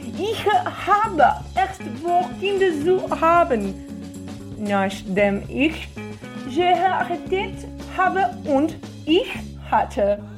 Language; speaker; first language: German; non-native, learner; Portuguese